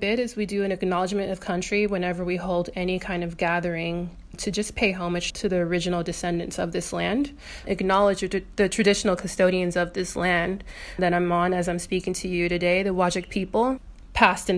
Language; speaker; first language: English; native; English